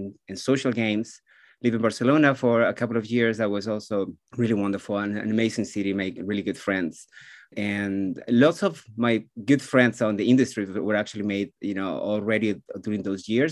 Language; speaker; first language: English; non-native, fluent; Spanish